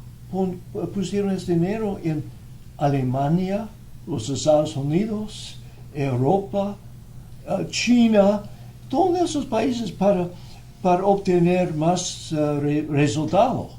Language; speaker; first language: Spanish; non-native, fluent; English